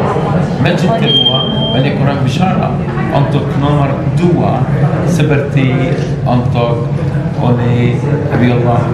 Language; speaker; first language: Indonesian; non-native, learner; Arabic